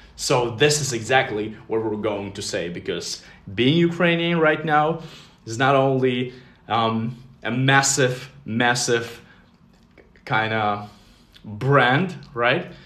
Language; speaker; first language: English; non-native, fluent; Ukrainian